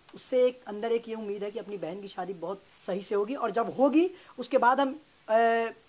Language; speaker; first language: Hindi; native; Hindi